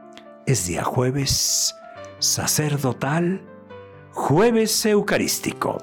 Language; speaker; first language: Spanish; native; Spanish